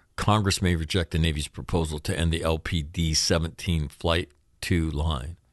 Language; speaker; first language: English; native; English